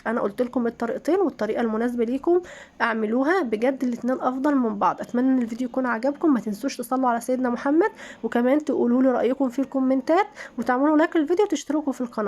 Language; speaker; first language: Arabic; native; Arabic